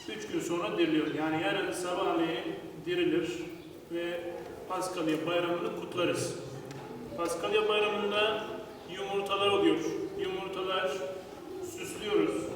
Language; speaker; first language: Turkish; non-native, local second language; Turoyo